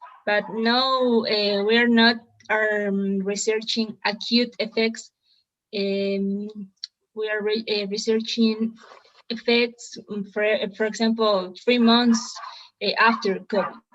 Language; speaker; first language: English; non-native, learner; Spanish